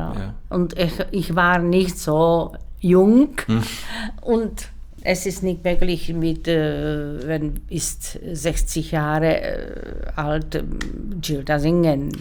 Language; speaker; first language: German; non-native, learner; Czech